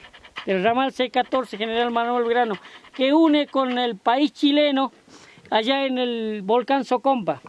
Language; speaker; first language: Spanish; native; Spanish